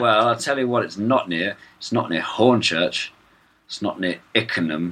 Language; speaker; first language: English; native; English